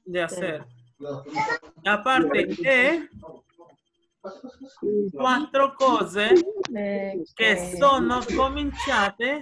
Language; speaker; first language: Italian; non-native, fluent; Spanish